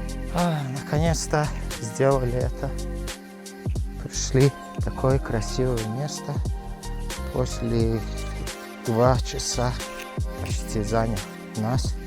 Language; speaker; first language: Russian; non-native, local second language; Azerbaijani